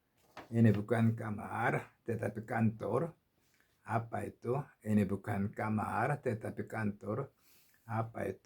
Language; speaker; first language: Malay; non-native, learner; Korean